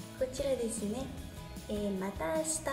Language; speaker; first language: Japanese; non-native, fluent; French